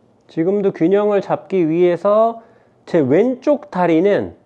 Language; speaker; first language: Korean; native; Korean